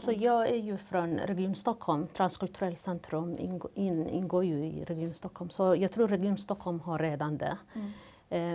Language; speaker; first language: Swedish; non-native, fluent; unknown